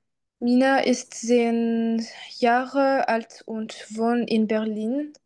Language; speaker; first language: German; non-native, learner; French